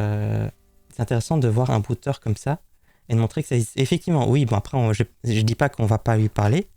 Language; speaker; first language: French; native; French